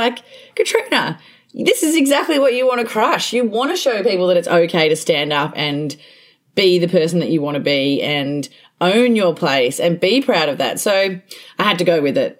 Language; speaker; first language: English; native; English